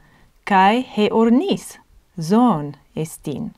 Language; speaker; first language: Greek; non-native, fluent; English